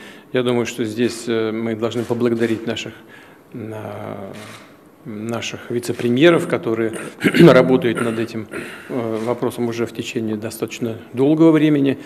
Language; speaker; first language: Russian; native; Russian